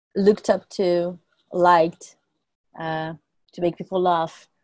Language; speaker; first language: English; non-native, fluent; French